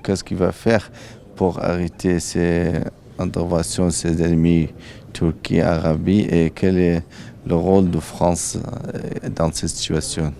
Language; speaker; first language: French; non-native, learner; Central Kurdish